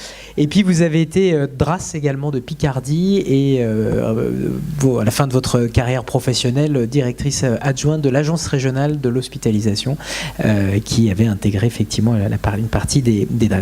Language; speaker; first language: French; native; French